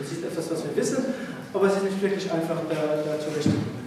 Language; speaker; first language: German; non-native, local second language; Luxembourgish